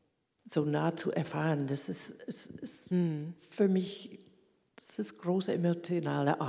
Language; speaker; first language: German; early bilingual, heritage; German